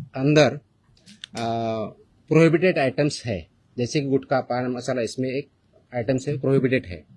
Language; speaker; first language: Hindi; non-native, local second language; Marathi